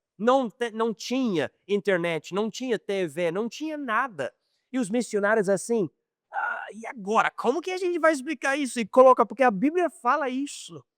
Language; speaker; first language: Portuguese; non-native, fluent; English